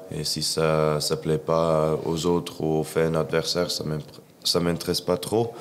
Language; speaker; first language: French; non-native, fluent; English